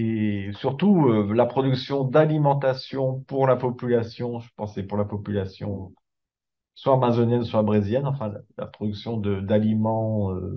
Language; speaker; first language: French; native; French